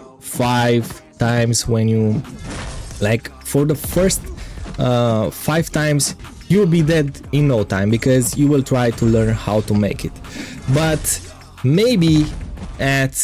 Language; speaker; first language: English; non-native, fluent; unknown